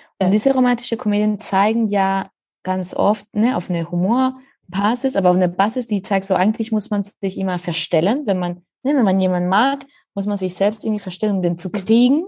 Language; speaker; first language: German; non-native, fluent; Spanish